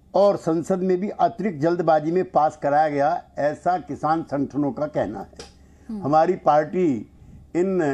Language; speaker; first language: Hindi; native; Hindi